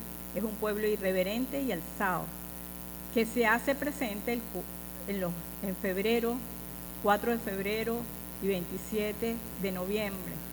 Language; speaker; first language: Spanish; native; Spanish